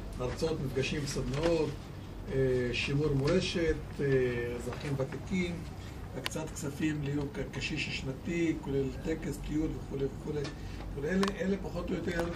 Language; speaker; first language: Hebrew; non-native, local second language; Arabic